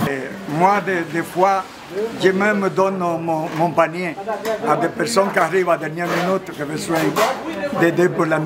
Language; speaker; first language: French; non-native, fluent; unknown